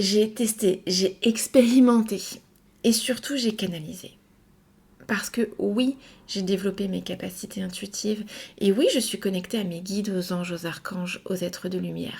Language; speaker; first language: French; native; French